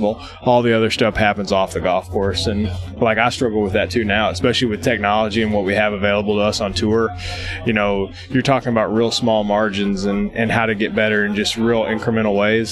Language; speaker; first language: English; native; English